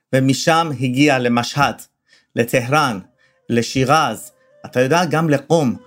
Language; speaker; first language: Hebrew; non-native, fluent; Persian